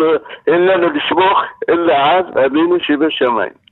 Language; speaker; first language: Hebrew; non-native, learner; Arabic